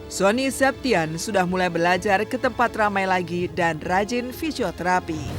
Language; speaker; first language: Indonesian; native; Indonesian